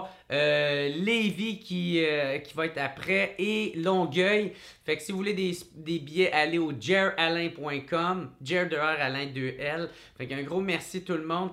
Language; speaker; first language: French; native; French